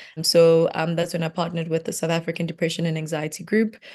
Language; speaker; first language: English; non-native, local second language; Venda